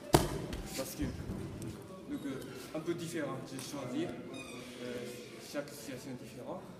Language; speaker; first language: French; non-native, learner; Japanese